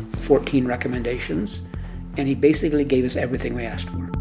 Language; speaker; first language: English; native; English